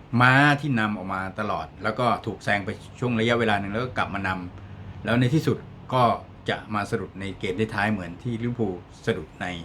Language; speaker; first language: Thai; native; Thai